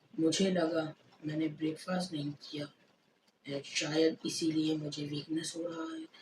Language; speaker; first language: Urdu; native; Urdu